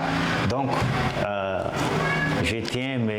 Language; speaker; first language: French; non-native, local second language; Malagasy